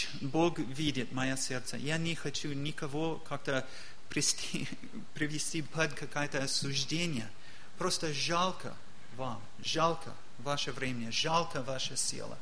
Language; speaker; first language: Russian; non-native, learner; English